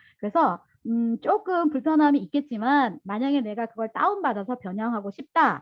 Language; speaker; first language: Korean; native; Korean